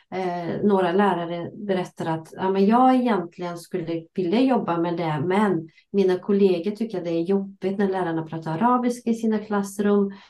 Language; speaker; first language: Swedish; non-native, fluent; Russian